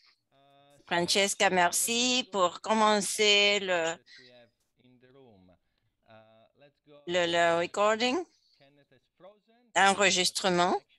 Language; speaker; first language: French; non-native, fluent; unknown